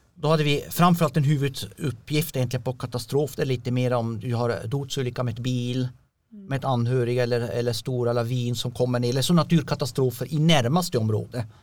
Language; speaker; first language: Swedish; non-native, fluent; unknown